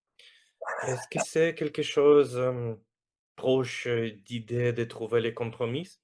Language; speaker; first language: French; non-native, fluent; Russian